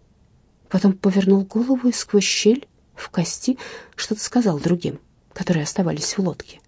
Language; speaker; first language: Russian; native; Russian